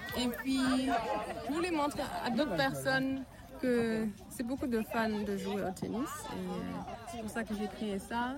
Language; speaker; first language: French; early bilingual, heritage; French